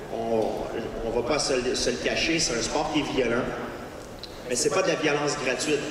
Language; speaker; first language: French; native; French